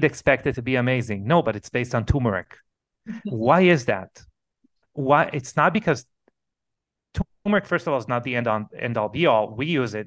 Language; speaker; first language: English; non-native, fluent; Hebrew